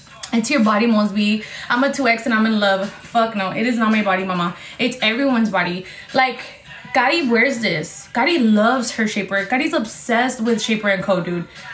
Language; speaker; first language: English; early bilingual, other home language; Spanish